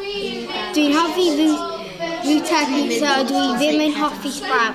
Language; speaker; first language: Welsh; non-native, local second language; English